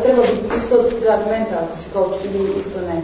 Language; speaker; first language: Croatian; non-native, learner; Slovenian